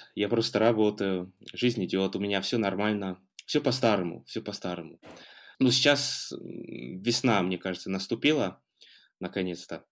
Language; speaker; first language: Russian; non-native, fluent; English